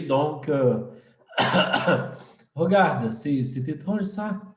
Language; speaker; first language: French; non-native, fluent; Portuguese